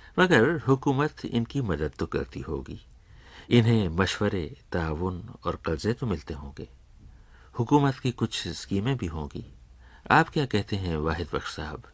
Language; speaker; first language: Urdu; native; Urdu